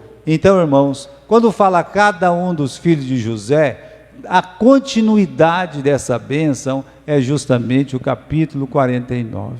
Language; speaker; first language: Portuguese; native; Portuguese